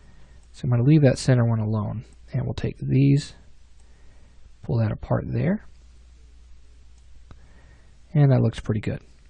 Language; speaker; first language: English; native; English